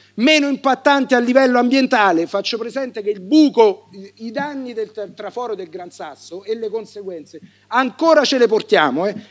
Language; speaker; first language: Italian; native; Italian